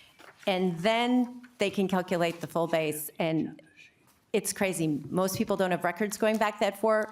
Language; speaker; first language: English; native; English